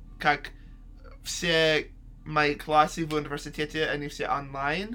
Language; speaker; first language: Russian; non-native, learner; English